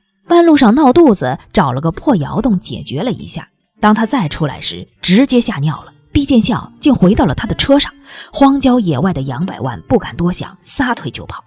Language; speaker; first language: Chinese; native; Chinese